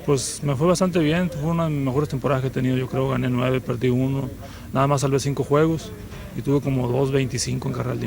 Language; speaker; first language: Spanish; native; Spanish